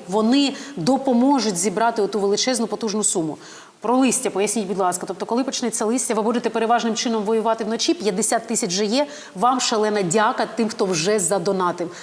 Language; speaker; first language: Ukrainian; native; Ukrainian